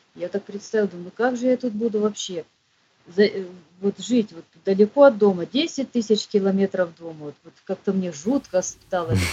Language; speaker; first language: Russian; native; Russian